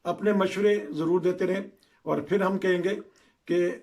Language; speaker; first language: Urdu; non-native, local second language; Punjabi